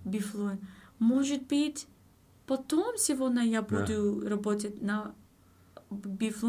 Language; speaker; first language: Russian; non-native, learner; English